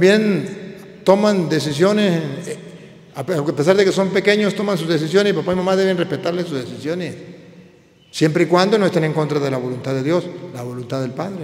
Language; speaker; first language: Spanish; native; Spanish